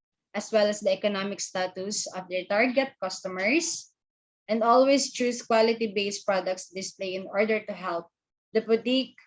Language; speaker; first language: English; non-native, local second language; Filipino